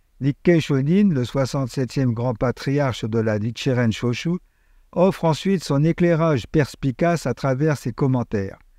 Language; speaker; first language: French; native; French